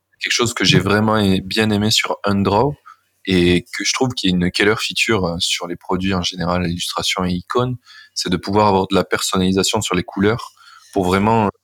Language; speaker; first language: French; native; French